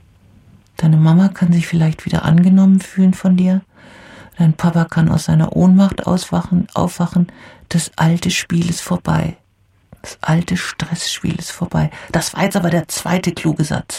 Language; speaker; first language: German; native; German